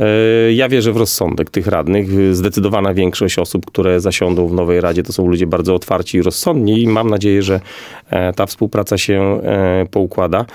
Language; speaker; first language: Polish; native; Polish